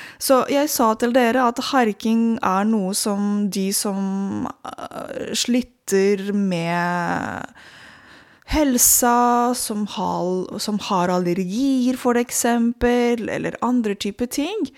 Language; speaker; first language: Norwegian; non-native, fluent; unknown